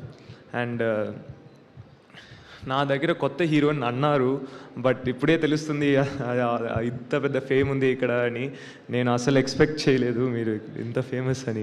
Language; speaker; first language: Telugu; non-native, learner; Tamil